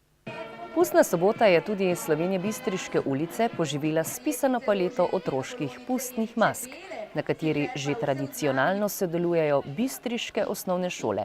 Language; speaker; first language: Slovenian; native; Slovenian